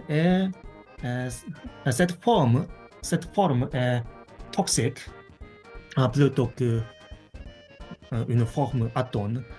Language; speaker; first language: French; non-native, fluent; Japanese